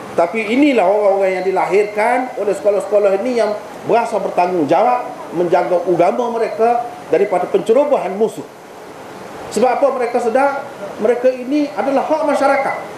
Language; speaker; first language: Malay; native; Malay